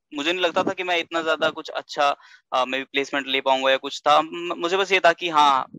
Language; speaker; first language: Hindi; native; Hindi